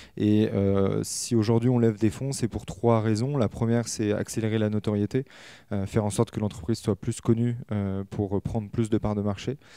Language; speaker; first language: French; native; French